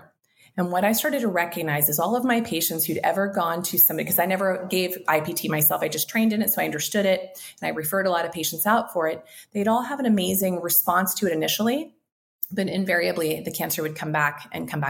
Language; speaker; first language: English; native; English